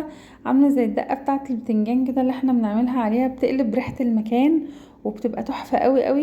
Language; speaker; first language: Arabic; native; Arabic